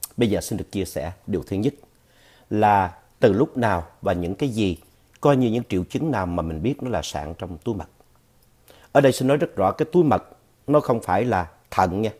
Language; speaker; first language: Vietnamese; native; Vietnamese